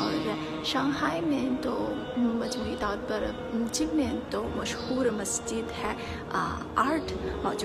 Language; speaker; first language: Hindi; non-native, fluent; Chinese